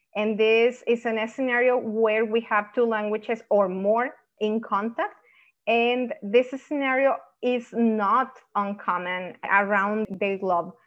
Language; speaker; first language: English; non-native, fluent; Spanish